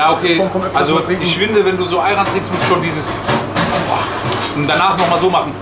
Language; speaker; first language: German; native; German